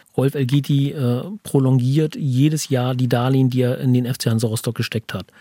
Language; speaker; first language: German; native; German